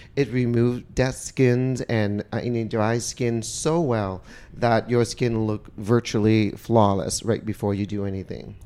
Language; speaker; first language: English; non-native, fluent; Vietnamese